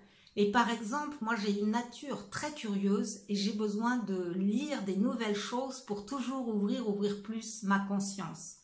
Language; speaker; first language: French; native; French